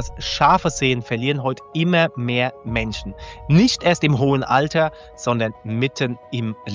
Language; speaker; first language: German; native; German